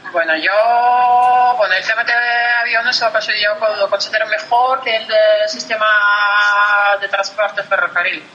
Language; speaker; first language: Spanish; non-native, fluent; Russian